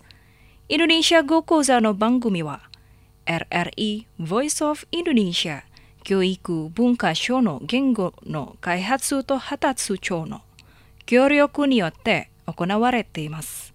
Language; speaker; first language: Japanese; non-native, fluent; Indonesian